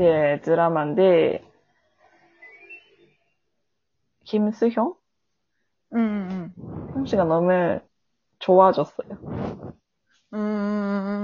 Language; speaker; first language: Korean; non-native, learner; Japanese